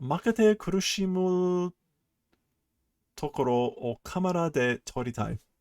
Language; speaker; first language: Japanese; non-native, learner; English